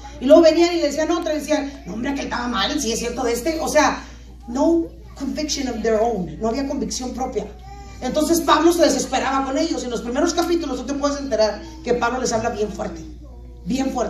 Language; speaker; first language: Spanish; native; Spanish